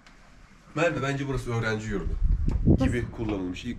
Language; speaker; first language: Turkish; native; Turkish